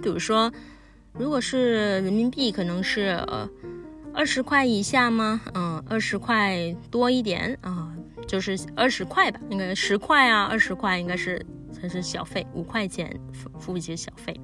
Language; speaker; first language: Chinese; native; Chinese